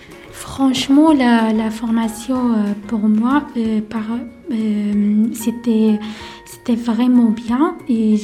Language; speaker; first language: French; non-native, learner; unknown